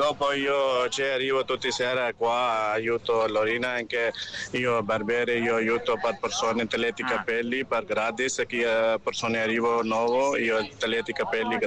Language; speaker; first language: Italian; non-native, learner; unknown